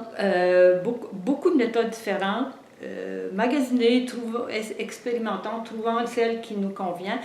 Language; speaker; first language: French; native; French